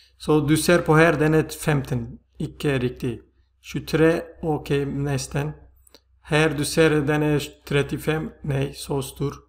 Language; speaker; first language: Swedish; non-native, fluent; Turkish